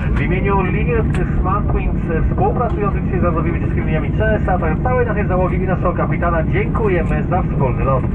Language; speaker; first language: Polish; native; Polish